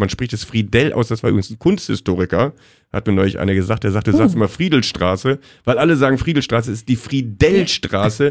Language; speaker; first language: German; native; German